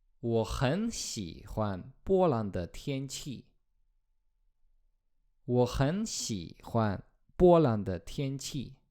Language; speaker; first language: Chinese; non-native, fluent; Polish